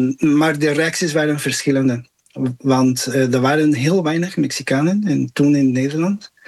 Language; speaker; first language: Dutch; non-native, fluent; Spanish